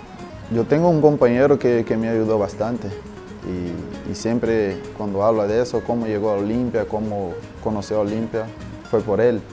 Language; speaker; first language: Spanish; non-native, learner; Portuguese